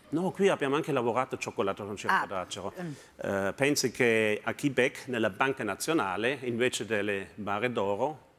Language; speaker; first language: Italian; non-native, fluent; German